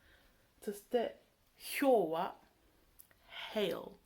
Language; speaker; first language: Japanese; non-native, learner; English